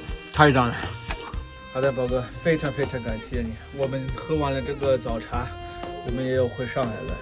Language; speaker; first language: Chinese; non-native, fluent; German